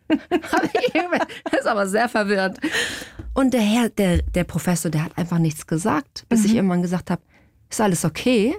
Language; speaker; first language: German; non-native, fluent; Portuguese